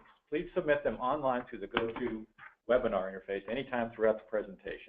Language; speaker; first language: English; native; English